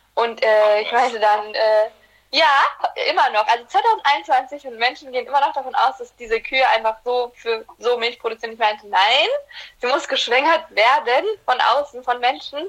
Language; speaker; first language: German; early bilingual, other home language; Turkish